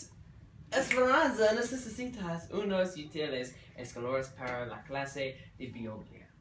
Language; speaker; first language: Spanish; non-native, learner; English